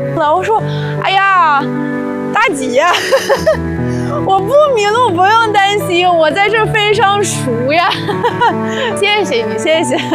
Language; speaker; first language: Chinese; non-native, fluent; Russian